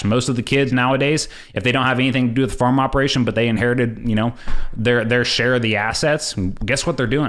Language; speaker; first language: English; native; English